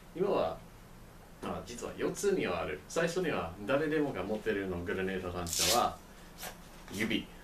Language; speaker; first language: Japanese; non-native, learner; English